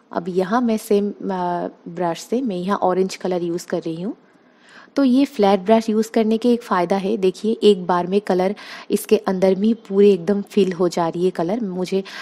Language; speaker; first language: Hindi; non-native, local second language; Bangla